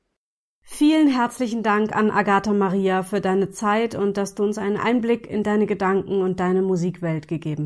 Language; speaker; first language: German; native; German